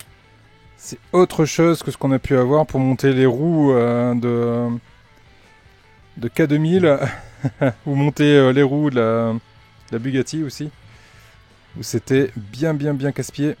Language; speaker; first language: French; native; French